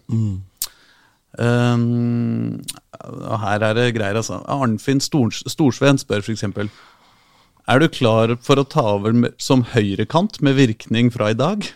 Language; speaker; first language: Norwegian; native; Norwegian